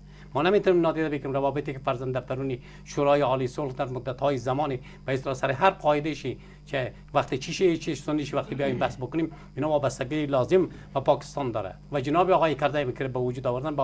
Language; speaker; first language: Persian; native; Persian